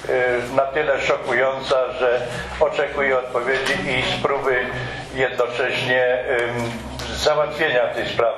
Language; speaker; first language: Polish; native; Polish